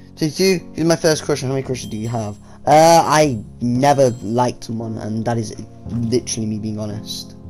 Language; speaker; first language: English; native; English